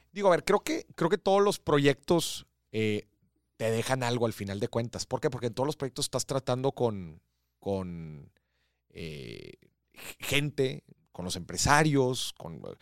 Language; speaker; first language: Spanish; native; Spanish